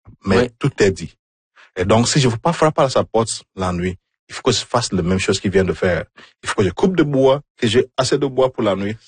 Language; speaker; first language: French; non-native, fluent; Igbo